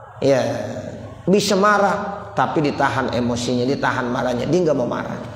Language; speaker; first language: Indonesian; native; Indonesian